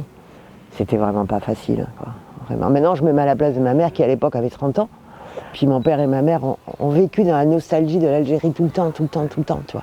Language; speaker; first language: French; native; French